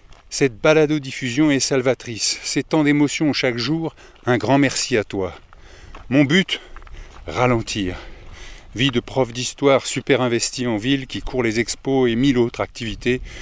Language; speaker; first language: French; native; French